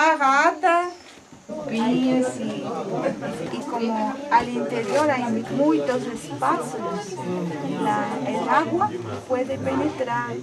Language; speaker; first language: Portuguese; non-native, fluent; Spanish